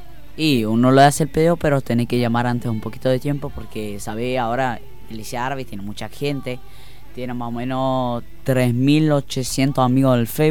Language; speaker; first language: Spanish; non-native, learner; Arabic